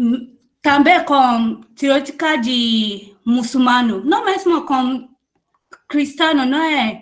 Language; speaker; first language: Portuguese; non-native, learner; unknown